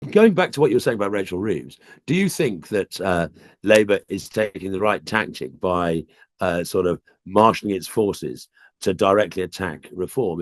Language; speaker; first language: English; native; English